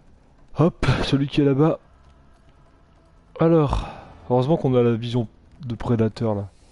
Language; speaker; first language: French; native; French